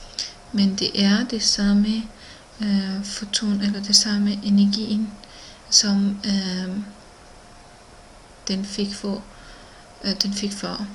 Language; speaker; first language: Danish; non-native, learner; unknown